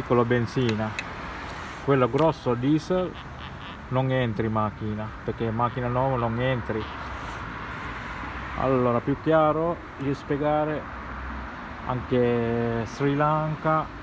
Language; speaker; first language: Italian; non-native, learner; Sinhala